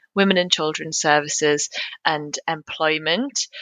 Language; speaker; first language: English; native; English